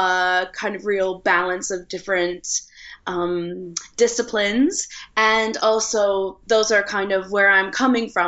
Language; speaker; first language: English; native; English